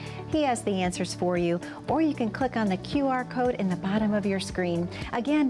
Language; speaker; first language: English; native; English